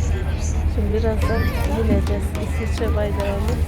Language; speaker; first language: Turkish; native; Turkish